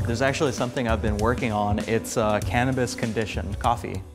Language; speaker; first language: English; native; English